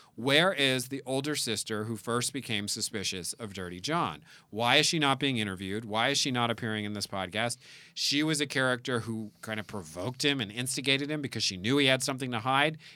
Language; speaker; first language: English; native; English